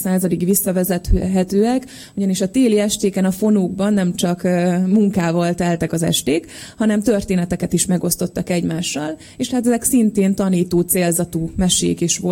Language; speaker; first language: Hungarian; native; Hungarian